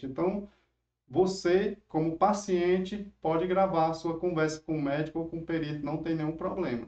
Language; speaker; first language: Portuguese; native; Portuguese